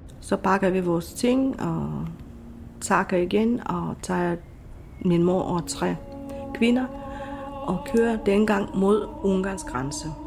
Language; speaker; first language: Danish; non-native, fluent; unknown